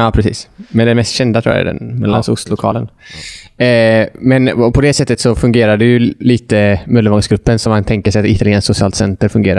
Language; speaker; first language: Swedish; native; Swedish